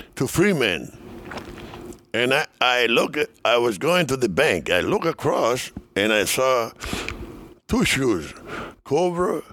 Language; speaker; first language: English; non-native, fluent; Spanish